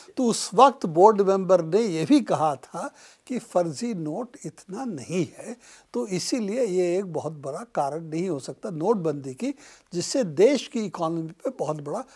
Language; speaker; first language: Hindi; non-native, local second language; Bangla